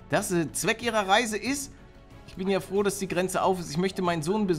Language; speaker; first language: German; native; German